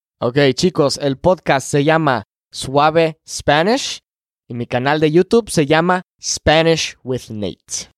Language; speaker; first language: Spanish; non-native, fluent; English